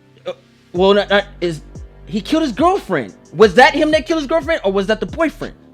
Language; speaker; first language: English; native; English